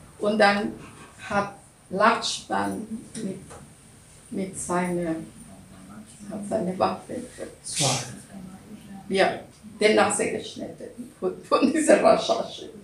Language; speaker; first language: German; non-native, learner; Russian